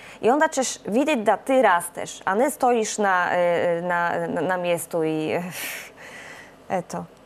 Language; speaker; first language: Croatian; non-native, fluent; Polish